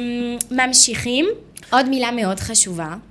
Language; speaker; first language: Hebrew; non-native, fluent; French